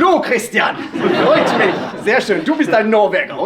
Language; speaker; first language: German; non-native, learner; Norwegian